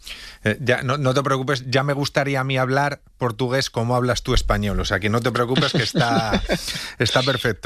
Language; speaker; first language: Spanish; native; Spanish